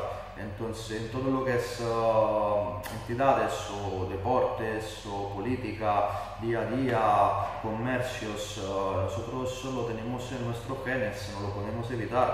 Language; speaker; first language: Spanish; non-native, fluent; Italian